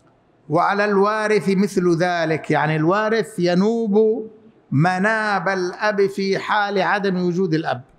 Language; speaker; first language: Arabic; native; Arabic